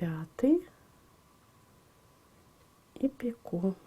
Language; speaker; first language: Russian; native; Russian